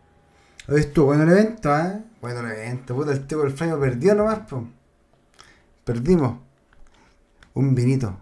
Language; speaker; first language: Spanish; native; Spanish